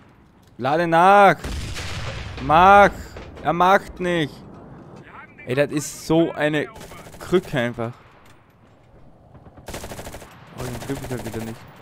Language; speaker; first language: German; native; German